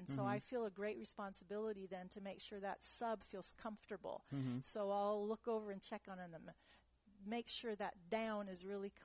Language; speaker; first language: English; early bilingual, other home language; German